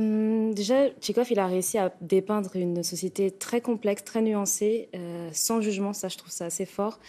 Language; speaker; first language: French; native; French